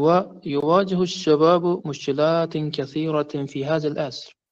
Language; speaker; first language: Arabic; non-native, learner; Persian